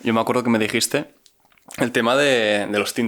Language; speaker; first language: Spanish; native; Spanish